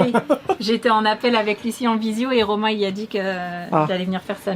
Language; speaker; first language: French; native; French